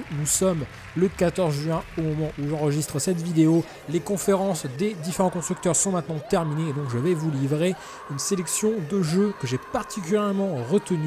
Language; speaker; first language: French; native; French